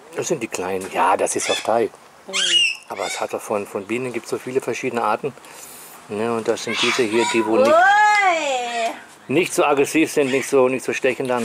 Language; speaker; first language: German; native; German